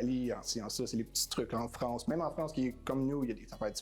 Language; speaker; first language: French; native; French